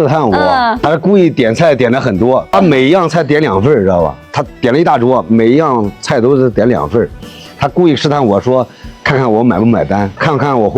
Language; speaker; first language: Chinese; native; Chinese